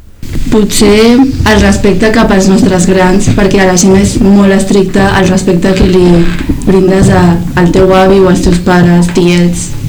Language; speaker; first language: Catalan; early bilingual, other home language; Chinese